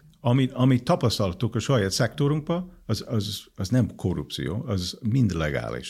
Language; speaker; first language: Hungarian; non-native, fluent; English